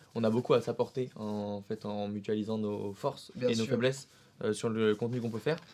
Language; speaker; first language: French; native; French